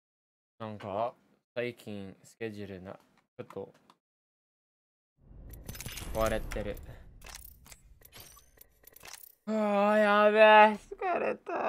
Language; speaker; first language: Japanese; early bilingual, heritage; Japanese